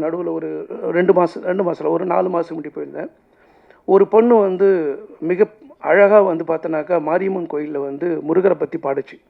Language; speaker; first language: Tamil; native; Tamil